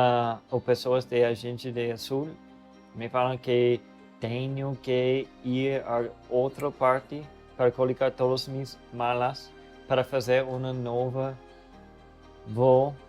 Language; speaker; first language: Portuguese; non-native, learner; English